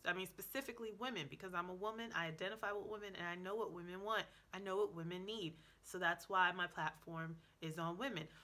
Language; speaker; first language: English; native; English